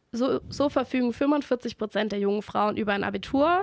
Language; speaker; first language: German; native; German